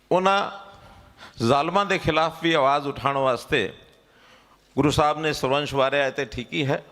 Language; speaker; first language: Hindi; non-native, local second language; Punjabi